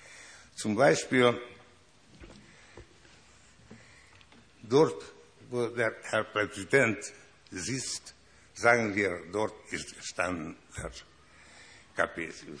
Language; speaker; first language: German; non-native, learner; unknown